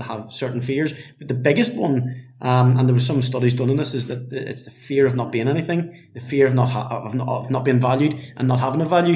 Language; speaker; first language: English; native; English